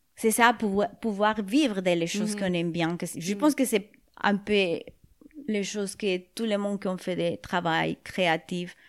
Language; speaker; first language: French; non-native, fluent; Spanish